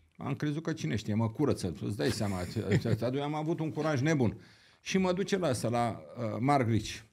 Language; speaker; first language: Romanian; native; Romanian